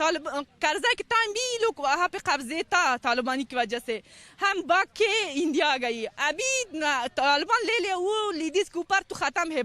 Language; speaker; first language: Hindi; non-native, learner; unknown